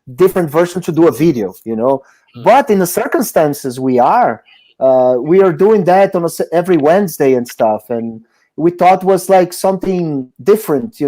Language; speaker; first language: English; non-native, fluent; Portuguese